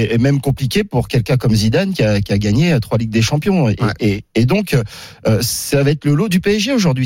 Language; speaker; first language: French; native; French